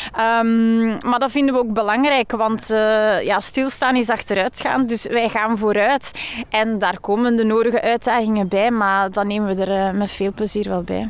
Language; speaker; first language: Dutch; native; Dutch